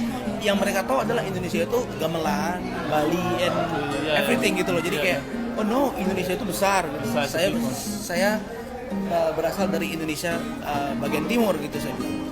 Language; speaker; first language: Indonesian; non-native, local second language; Achinese